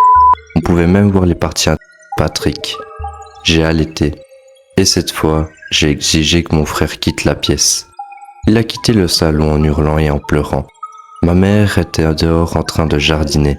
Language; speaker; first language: French; native; French